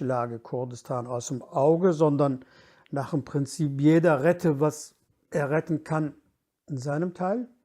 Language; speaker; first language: German; non-native, fluent; Kurdish